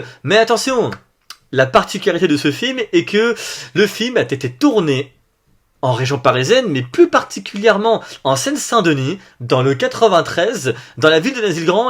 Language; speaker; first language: French; native; French